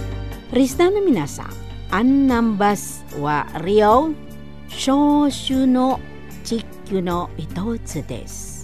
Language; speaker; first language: Japanese; non-native, fluent; Indonesian